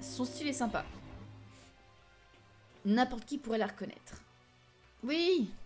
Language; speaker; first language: French; native; French